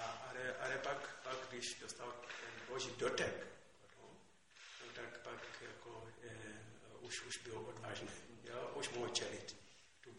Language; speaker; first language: Czech; non-native, learner; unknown